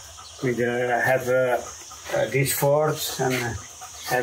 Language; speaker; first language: English; non-native, learner; Spanish